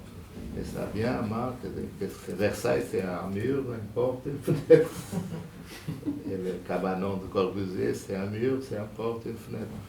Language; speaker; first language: French; non-native, fluent; Portuguese